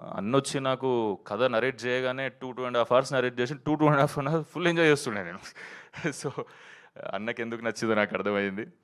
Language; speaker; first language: Telugu; native; Telugu